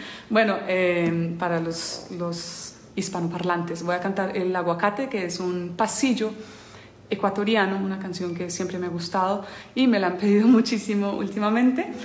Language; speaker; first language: Spanish; early bilingual, heritage; Spanish